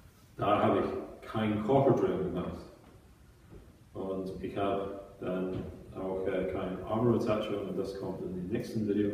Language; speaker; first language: German; non-native, fluent; English